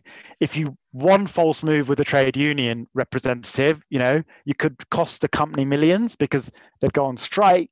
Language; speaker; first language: English; native; English